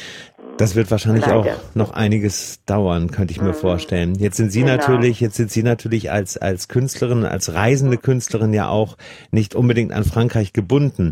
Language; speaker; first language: German; native; German